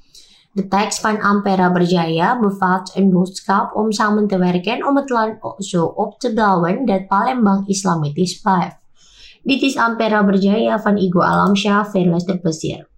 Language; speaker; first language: Dutch; non-native, fluent; Indonesian